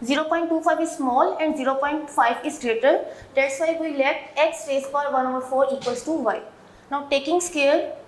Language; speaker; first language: English; non-native, local second language; Urdu